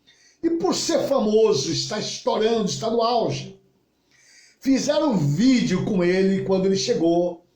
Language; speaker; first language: Portuguese; native; Portuguese